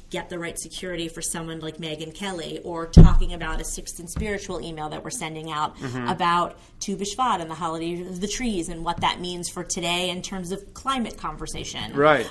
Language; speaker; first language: English; native; English